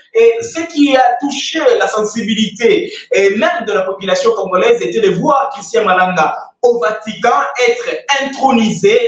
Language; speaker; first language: French; non-native, local second language; Lingala